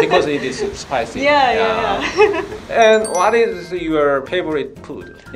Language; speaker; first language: English; non-native, fluent; Korean